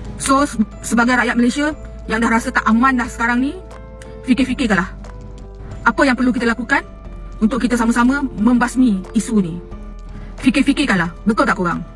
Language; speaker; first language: Malay; native; Malay